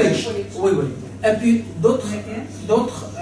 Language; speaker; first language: French; non-native, fluent; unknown